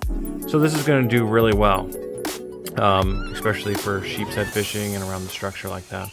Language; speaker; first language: English; native; English